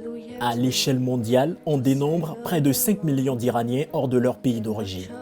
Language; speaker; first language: French; native; French